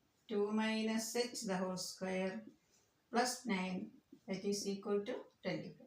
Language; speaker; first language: English; non-native, local second language; Malayalam